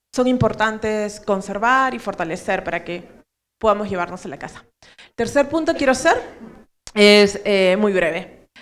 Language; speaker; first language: Spanish; native; Spanish